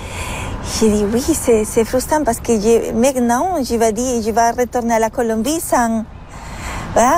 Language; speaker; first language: French; non-native, learner; Spanish